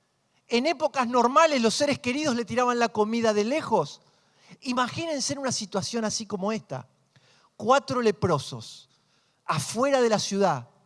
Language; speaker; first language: Spanish; native; Spanish